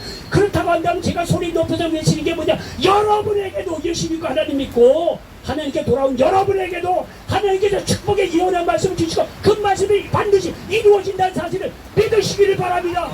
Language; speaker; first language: Korean; native; Korean